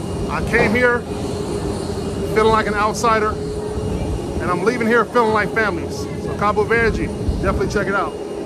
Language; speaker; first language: English; native; English